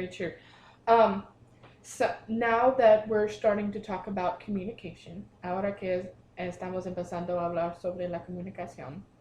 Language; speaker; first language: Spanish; non-native, learner; English